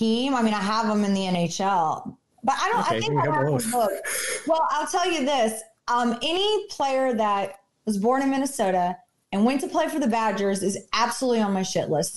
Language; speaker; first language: English; native; English